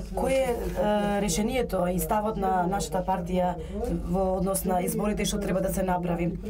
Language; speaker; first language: Macedonian; non-native, local second language; Albanian